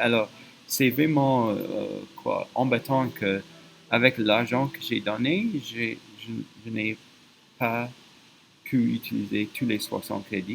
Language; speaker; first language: French; non-native, fluent; English